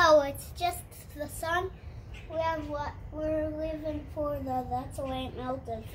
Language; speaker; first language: English; early bilingual, other home language; Russian